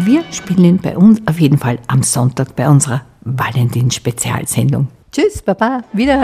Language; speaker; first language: German; native; German